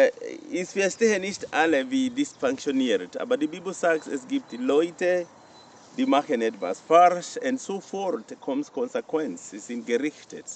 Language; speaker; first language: German; non-native, fluent; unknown